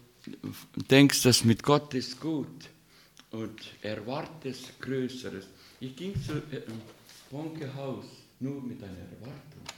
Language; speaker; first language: German; non-native, fluent; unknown